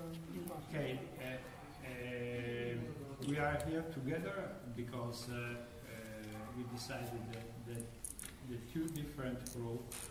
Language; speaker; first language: English; non-native, learner; Italian